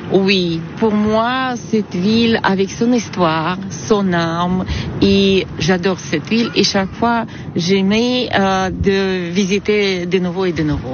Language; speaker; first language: French; non-native, learner; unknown